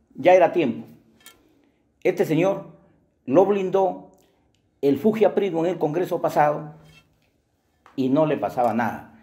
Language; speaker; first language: Spanish; native; Spanish